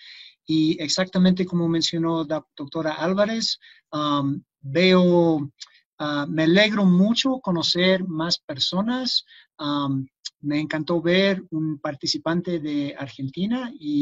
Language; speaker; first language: Spanish; non-native, fluent; English